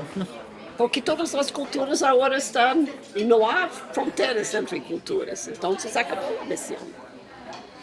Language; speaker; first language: Spanish; non-native, fluent; English